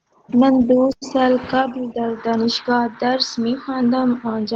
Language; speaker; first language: Persian; non-native, learner; Urdu